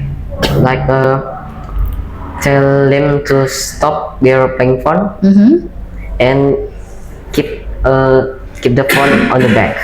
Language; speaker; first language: English; non-native, learner; Indonesian